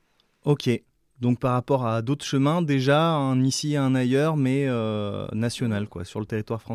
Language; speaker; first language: French; native; French